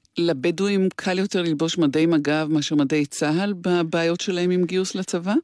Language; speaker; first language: Hebrew; native; Hebrew